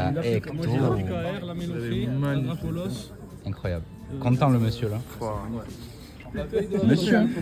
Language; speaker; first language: French; native; French